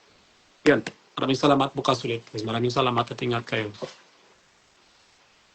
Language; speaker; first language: Filipino; non-native, learner; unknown